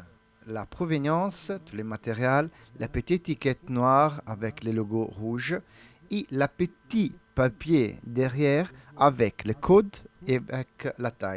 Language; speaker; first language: French; non-native, learner; Italian